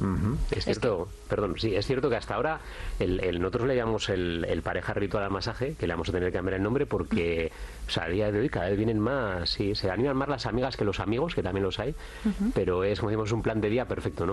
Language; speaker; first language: Spanish; native; Spanish